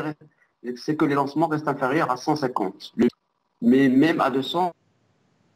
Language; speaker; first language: French; non-native, local second language; Arabic